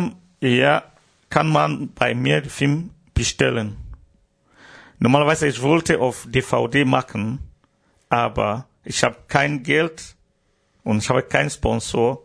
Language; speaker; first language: German; non-native, learner; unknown